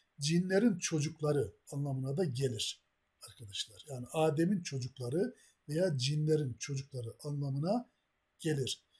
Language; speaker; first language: Turkish; native; Turkish